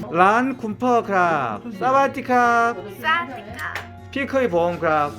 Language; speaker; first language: Thai; non-native, learner; Korean